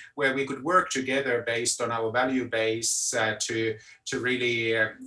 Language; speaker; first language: English; non-native, fluent; Finnish